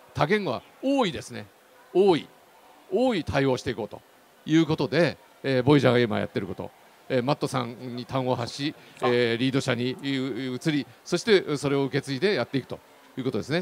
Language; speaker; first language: Japanese; native; Japanese